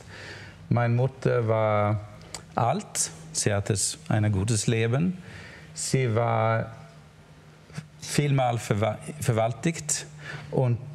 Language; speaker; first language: German; non-native, learner; Swedish